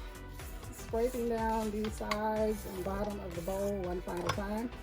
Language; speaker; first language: English; native; English